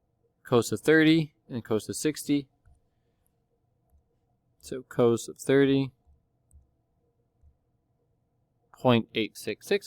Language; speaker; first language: English; native; English